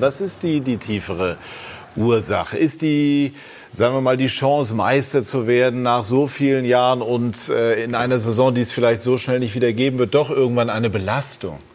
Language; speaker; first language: German; native; German